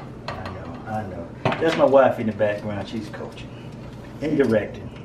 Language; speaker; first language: English; native; English